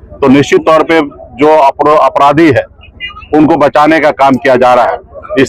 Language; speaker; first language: Hindi; native; Hindi